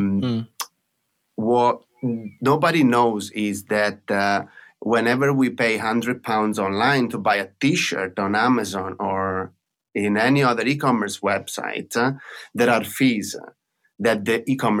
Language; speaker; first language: English; non-native, fluent; Italian